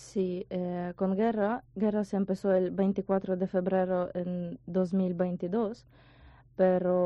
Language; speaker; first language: Spanish; non-native, learner; Ukrainian